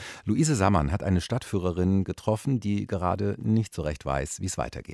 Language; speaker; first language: German; native; German